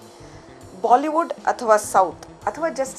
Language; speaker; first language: Kannada; native; Kannada